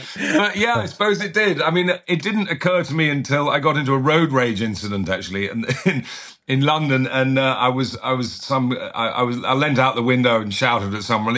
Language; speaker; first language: English; native; English